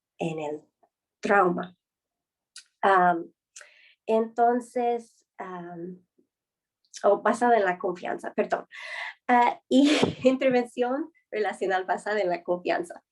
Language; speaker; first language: Spanish; non-native, fluent; English